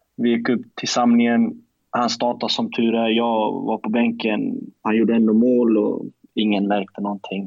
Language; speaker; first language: Swedish; early bilingual, other home language; German